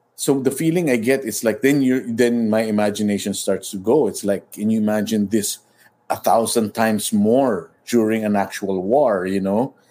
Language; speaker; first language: English; non-native, local second language; Filipino